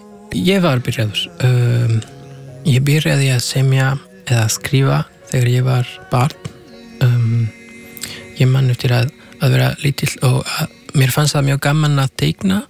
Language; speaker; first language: Icelandic; non-native, fluent; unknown